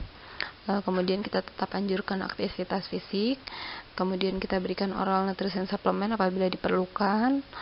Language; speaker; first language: Indonesian; native; Indonesian